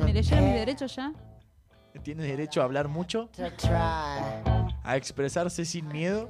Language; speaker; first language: Spanish; native; Spanish